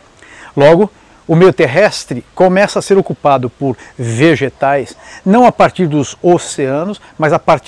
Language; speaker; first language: Portuguese; native; Portuguese